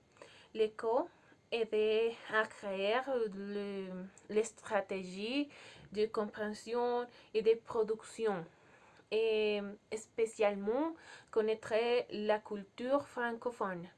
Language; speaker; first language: French; non-native, learner; Spanish